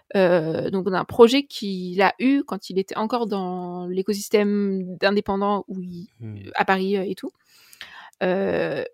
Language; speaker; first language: French; native; French